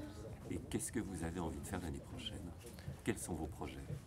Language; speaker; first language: French; native; French